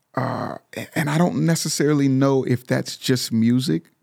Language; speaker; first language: English; native; English